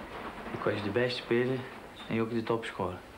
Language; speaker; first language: Dutch; non-native, learner; Portuguese